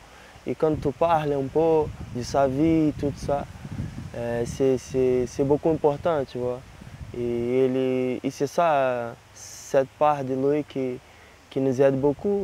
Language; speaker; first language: French; non-native, learner; Portuguese